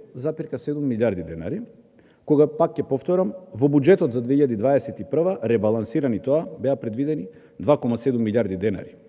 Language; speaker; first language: Macedonian; native; Macedonian